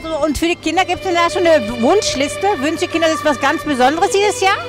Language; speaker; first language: German; native; German